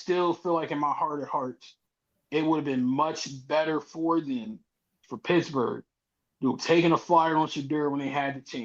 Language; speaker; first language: English; native; English